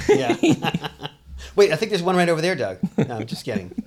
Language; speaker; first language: English; native; English